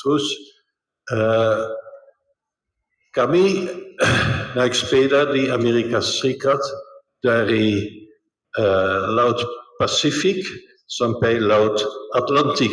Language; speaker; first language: Indonesian; non-native, fluent; Dutch